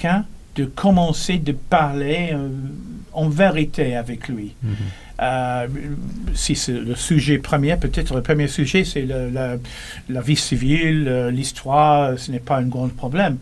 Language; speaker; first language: French; non-native, learner; English